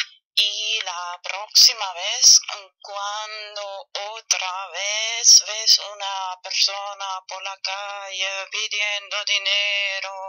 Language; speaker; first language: Spanish; non-native, fluent; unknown